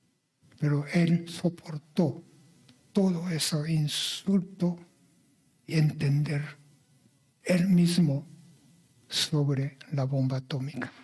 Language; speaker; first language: Spanish; non-native, fluent; Japanese